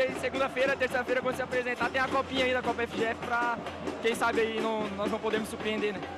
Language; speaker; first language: Portuguese; native; Portuguese